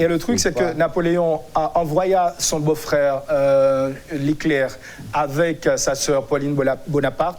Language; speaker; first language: French; non-native, local second language; Haitian Creole